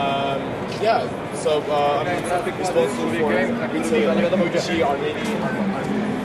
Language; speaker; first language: English; non-native, fluent; Turkish